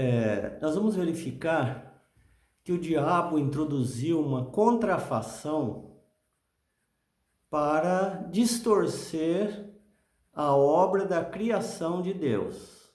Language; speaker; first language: Portuguese; native; Portuguese